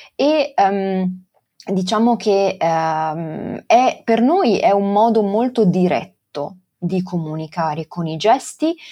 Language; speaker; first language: Italian; non-native, local second language; Venetian